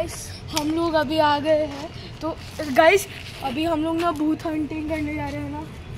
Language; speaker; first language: Hindi; native; Hindi